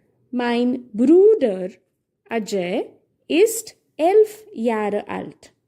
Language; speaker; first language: German; non-native, fluent; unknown